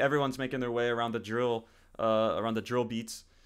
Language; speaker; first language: English; native; English